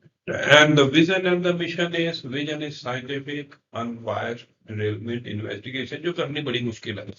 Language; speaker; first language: English; non-native, local second language; Hindi